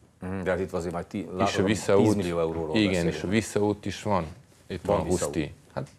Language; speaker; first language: Hungarian; non-native, fluent; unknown